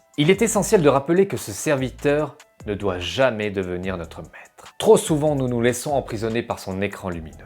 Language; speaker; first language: French; native; French